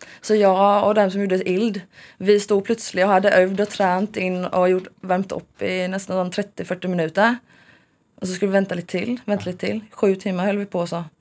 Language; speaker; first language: Swedish; native; Swedish